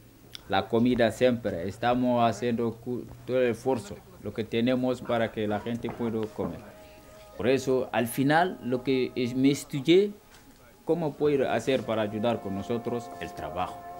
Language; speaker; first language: Spanish; non-native, learner; Wolof